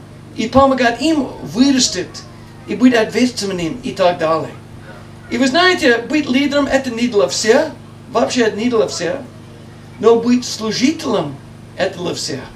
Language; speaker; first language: Russian; non-native, learner; English